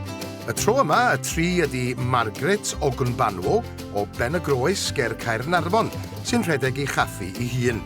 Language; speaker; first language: Welsh; native; Welsh